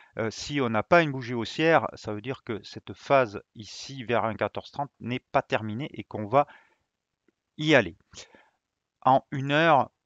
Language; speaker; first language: French; native; French